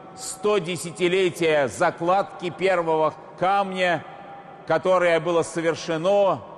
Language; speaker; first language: Russian; native; Russian